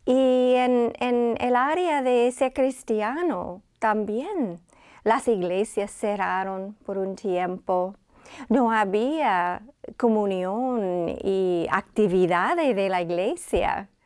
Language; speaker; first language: Spanish; non-native, fluent; English